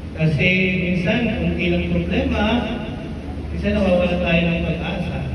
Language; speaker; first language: Filipino; non-native, local second language; Waray